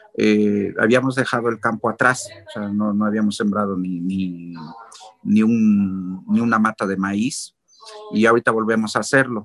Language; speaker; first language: Spanish; non-native, local second language; Nahuatl languages